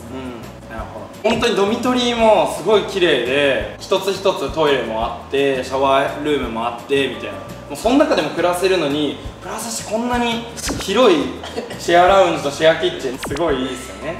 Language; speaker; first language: Japanese; native; Japanese